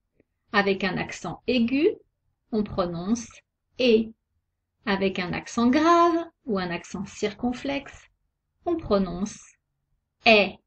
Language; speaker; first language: French; native; French